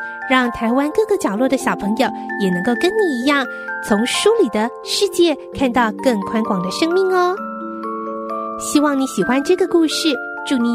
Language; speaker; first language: Chinese; native; Chinese